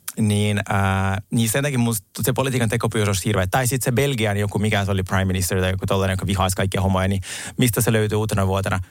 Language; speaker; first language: Finnish; early bilingual, other home language; Russian